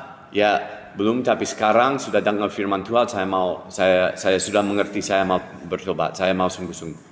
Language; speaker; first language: Indonesian; non-native, fluent; English